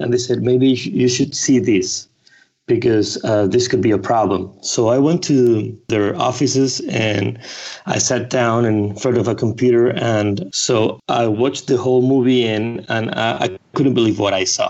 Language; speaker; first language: English; non-native, fluent; Spanish